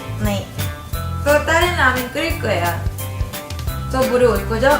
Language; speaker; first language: Korean; non-native, learner; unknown